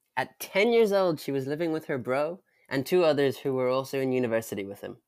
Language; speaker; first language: English; native; English